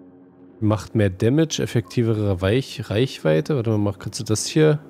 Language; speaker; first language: German; native; German